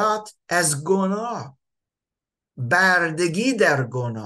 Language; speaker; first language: Persian; non-native, fluent; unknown